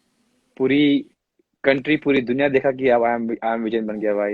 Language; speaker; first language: Hindi; native; Hindi